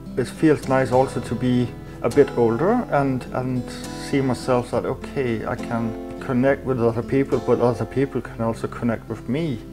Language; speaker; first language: English; non-native, fluent; Danish